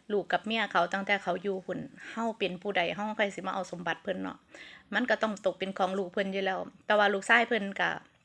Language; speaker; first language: Thai; native; Thai